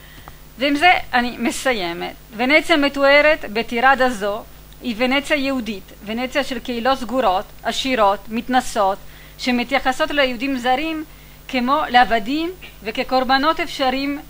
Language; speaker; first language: Hebrew; non-native, fluent; Italian